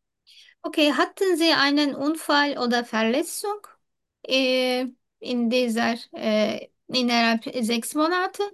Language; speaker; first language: German; non-native, learner; Turkish